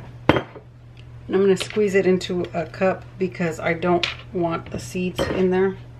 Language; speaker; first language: English; early bilingual, other home language; Spanish